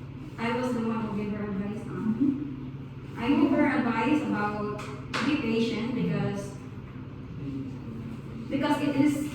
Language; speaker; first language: English; non-native, learner; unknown